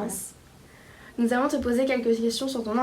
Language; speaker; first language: French; native; French